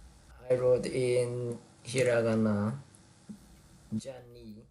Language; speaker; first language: English; non-native, learner; Vietnamese